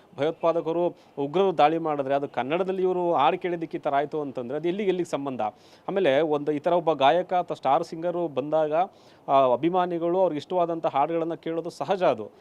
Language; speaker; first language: Kannada; native; Kannada